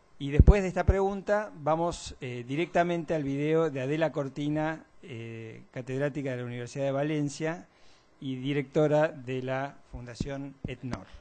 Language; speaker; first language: Spanish; native; Spanish